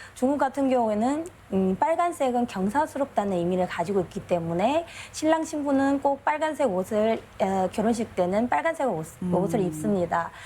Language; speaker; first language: Korean; non-native, fluent; Chinese